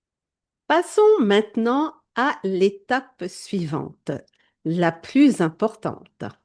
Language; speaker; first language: French; native; French